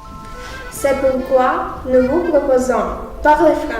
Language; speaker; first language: French; non-native, learner; Ukrainian